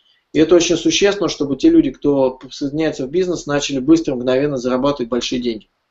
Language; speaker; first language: Russian; native; Russian